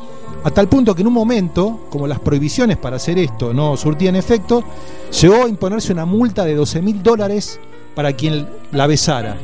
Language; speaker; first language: Spanish; native; Spanish